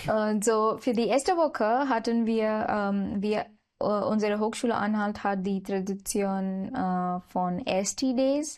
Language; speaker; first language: German; non-native, learner; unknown